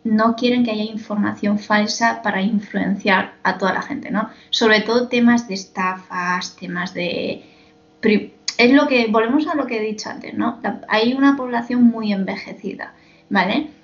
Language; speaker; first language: Spanish; non-native, fluent; Chinese